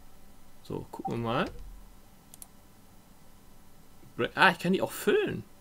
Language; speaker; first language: German; native; German